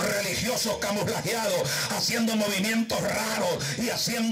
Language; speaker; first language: Spanish; native; Spanish